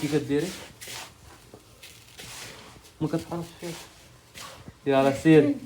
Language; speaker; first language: Arabic; native; Arabic